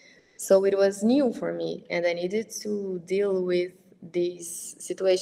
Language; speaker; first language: English; non-native, fluent; Portuguese